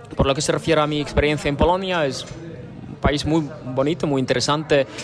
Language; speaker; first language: Spanish; non-native, fluent; Ukrainian